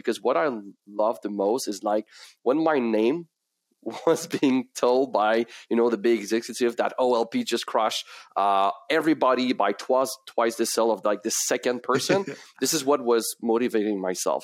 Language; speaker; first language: English; non-native, fluent; French